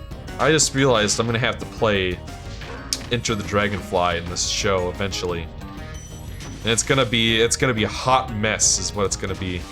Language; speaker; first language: English; native; English